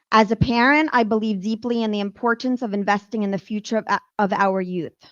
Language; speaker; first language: English; native; English